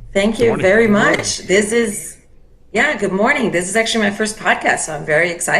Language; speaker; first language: English; non-native, fluent; Portuguese